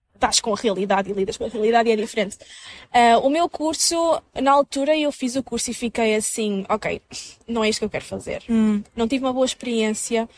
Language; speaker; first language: Portuguese; native; Portuguese